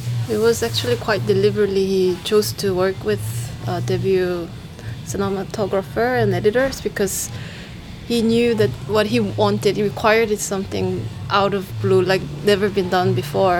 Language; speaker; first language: English; non-native, fluent; Korean